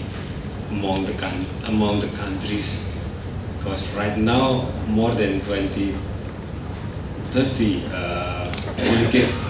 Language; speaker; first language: English; non-native, learner; Indonesian